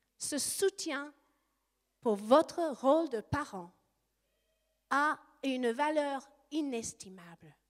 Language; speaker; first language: French; non-native, fluent; English